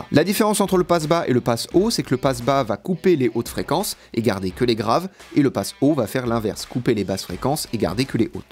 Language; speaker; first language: French; native; French